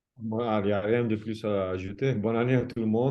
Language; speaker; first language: French; non-native, fluent; Italian